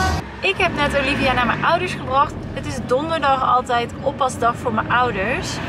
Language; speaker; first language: Dutch; native; Dutch